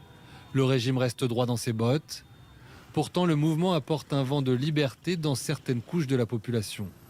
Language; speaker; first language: French; native; French